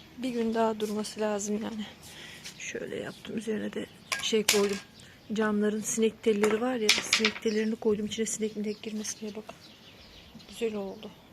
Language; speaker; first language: Turkish; native; Turkish